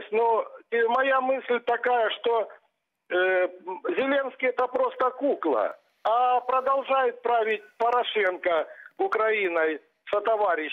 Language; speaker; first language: Ukrainian; non-native, local second language; Russian